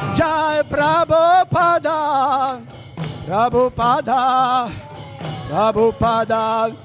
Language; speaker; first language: English; non-native, fluent; Czech